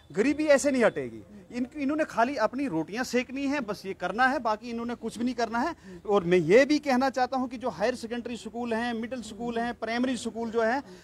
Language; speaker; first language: Hindi; non-native, local second language; Kashmiri